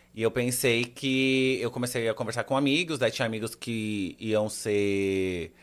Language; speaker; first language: Portuguese; native; Portuguese